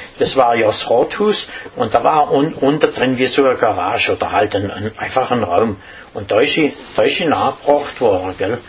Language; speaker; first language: German; native; German